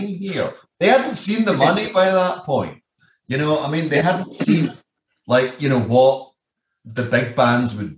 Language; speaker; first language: English; native; English